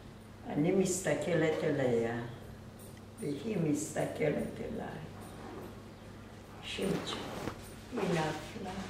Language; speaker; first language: Hebrew; non-native, fluent; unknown